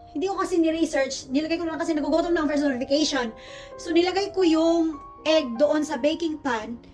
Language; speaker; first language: Filipino; non-native, local second language; Cebuano